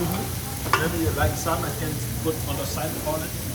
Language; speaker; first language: English; non-native, learner; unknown